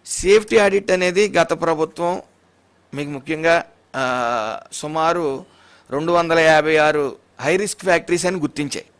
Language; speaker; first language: Telugu; native; Telugu